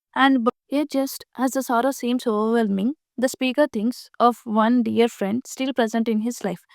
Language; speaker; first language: English; non-native, local second language; Telugu